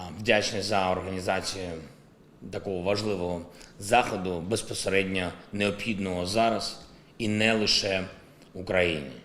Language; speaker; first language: Ukrainian; non-native, local second language; Russian